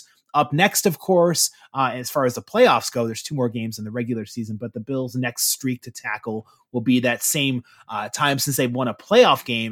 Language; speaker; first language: English; native; English